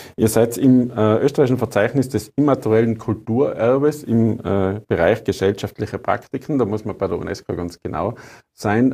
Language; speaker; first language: German; native; German